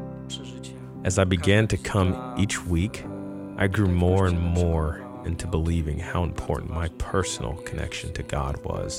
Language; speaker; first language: English; non-native, fluent; Polish